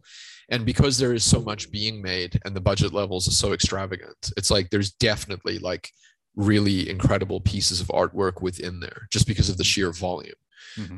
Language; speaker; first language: English; native; English